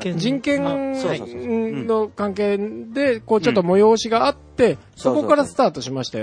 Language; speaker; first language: Japanese; native; Japanese